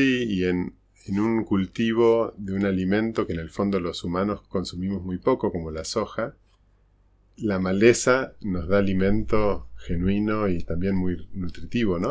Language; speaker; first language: Spanish; native; Spanish